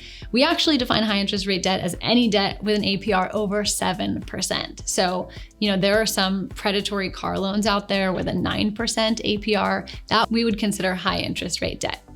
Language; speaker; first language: English; native; English